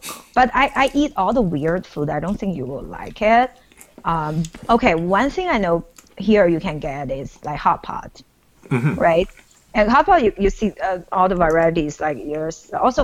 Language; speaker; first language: English; non-native, fluent; Chinese